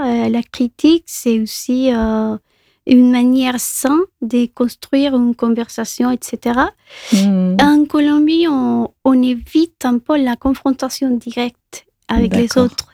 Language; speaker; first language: French; non-native, fluent; Spanish